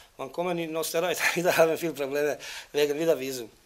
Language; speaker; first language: German; non-native, learner; Bosnian